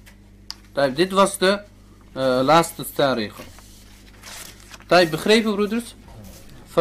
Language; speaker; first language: Dutch; early bilingual, other home language; Turkish